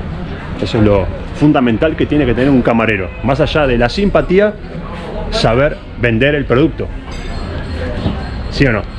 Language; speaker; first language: Spanish; native; Spanish